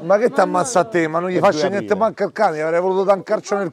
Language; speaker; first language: Italian; native; Italian